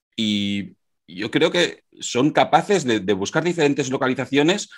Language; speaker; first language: Spanish; native; Spanish